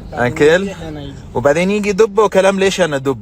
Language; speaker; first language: Arabic; native; Arabic